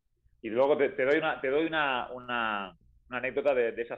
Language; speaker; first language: Spanish; native; Spanish